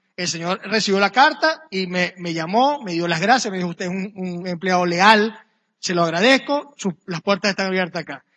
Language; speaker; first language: Spanish; native; Spanish